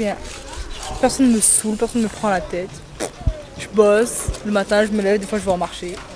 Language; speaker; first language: French; native; French